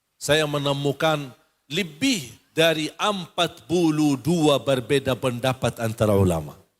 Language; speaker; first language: Malay; non-native, fluent; Arabic